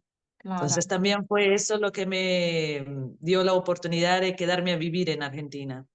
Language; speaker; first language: Spanish; non-native, fluent; Portuguese